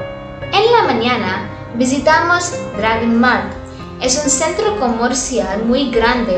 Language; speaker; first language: Spanish; non-native, learner; Hindi